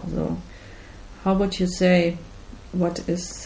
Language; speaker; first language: English; non-native, fluent; German